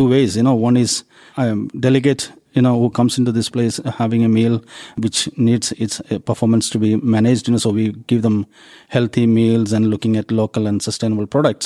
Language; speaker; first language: English; non-native, local second language; Malayalam